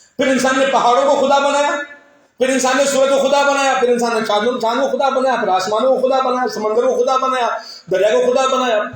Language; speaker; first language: Urdu; non-native, local second language; Sindhi